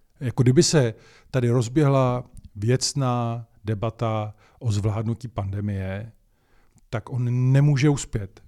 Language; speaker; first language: Czech; native; Czech